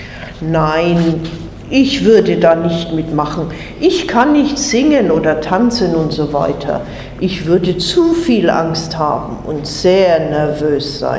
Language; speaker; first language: German; non-native, fluent; English